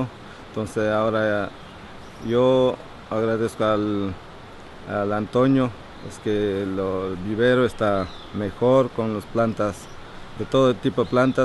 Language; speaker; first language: Spanish; non-native, local second language; Quechua